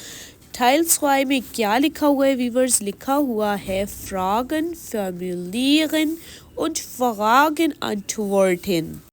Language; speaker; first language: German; non-native, learner; Urdu